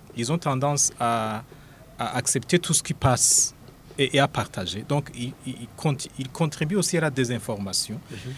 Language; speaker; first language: French; non-native, local second language; Rundi